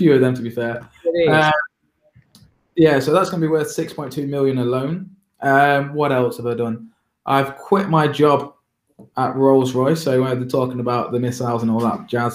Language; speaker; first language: English; native; English